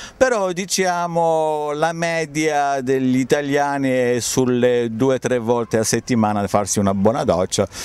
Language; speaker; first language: Italian; native; Italian